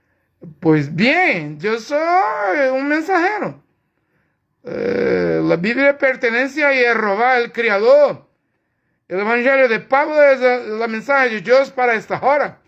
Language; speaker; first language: Spanish; non-native, learner; Portuguese